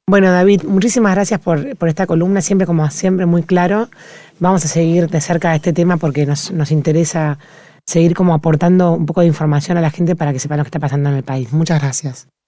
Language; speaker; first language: Spanish; native; Spanish